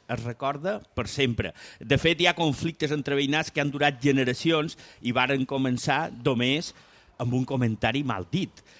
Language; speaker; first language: Catalan; non-native, local second language; Spanish